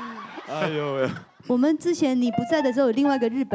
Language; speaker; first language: Chinese; native; Chinese